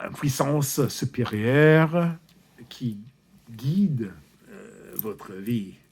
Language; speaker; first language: French; non-native, learner; English